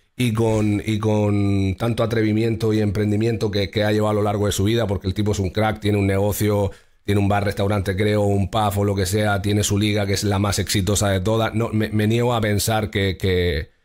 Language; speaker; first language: Spanish; native; Spanish